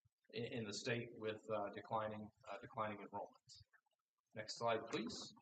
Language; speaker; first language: English; native; English